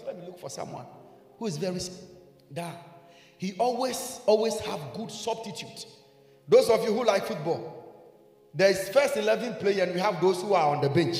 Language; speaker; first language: English; non-native, local second language; Akan